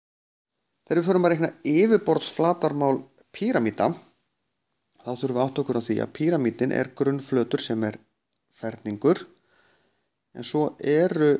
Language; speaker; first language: Icelandic; native; Icelandic